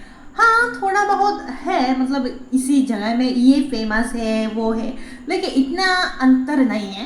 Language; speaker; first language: Hindi; non-native, fluent; Japanese